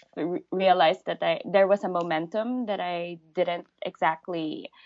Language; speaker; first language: English; native; English